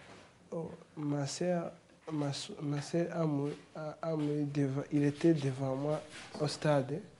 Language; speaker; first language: French; non-native, learner; Kinyarwanda